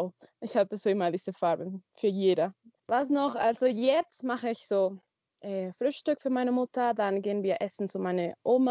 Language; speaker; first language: German; non-native, learner; Spanish